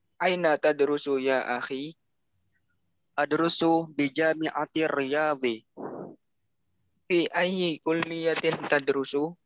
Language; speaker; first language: Arabic; non-native, learner; Indonesian